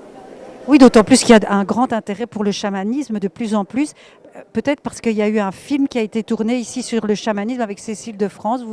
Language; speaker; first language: French; native; French